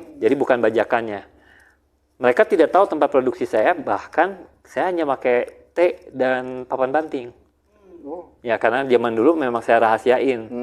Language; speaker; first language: Indonesian; early bilingual, heritage; Indonesian